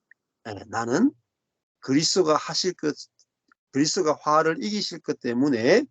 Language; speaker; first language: Korean; native; Korean